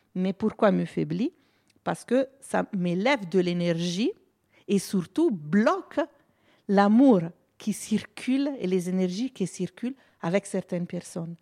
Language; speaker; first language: French; non-native, fluent; Italian